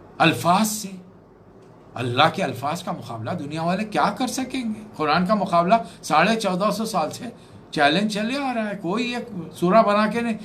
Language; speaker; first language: Urdu; native; Urdu